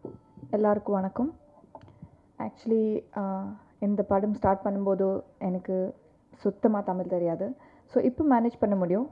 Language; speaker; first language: Tamil; non-native, learner; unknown